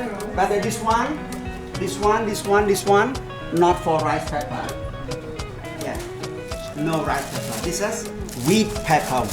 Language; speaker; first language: English; non-native, learner; Khmer